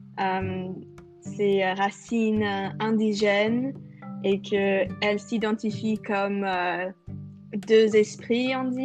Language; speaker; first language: French; non-native, fluent; English